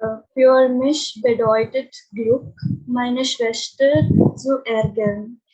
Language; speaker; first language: German; non-native, learner; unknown